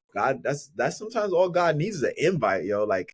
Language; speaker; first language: English; native; English